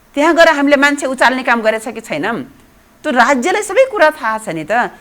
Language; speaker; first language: Nepali; non-native, local second language; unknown